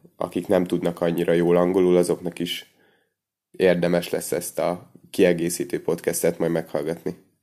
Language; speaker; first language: Hungarian; native; Hungarian